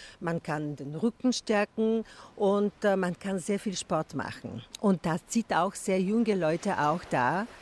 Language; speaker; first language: German; non-native, fluent; Bulgarian